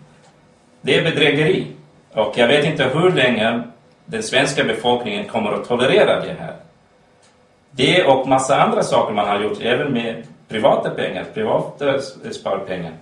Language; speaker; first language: Swedish; non-native, fluent; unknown